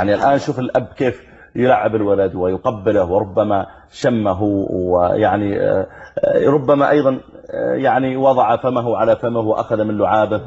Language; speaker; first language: Arabic; native; Arabic